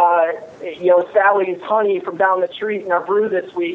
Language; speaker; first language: English; native; English